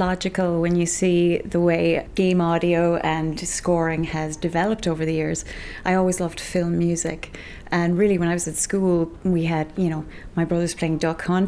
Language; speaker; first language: English; native; English